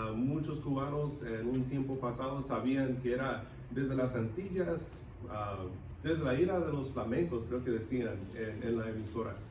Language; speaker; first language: Spanish; non-native, local second language; English